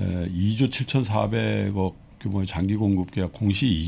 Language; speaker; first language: Korean; native; Korean